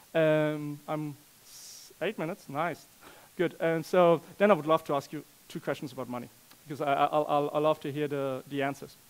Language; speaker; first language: English; non-native, fluent; German